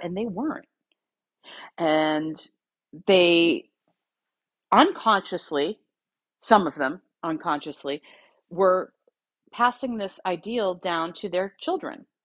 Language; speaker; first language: English; native; English